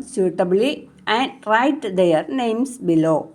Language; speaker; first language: English; non-native, local second language; Malayalam